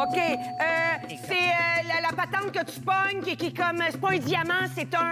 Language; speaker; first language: French; native; French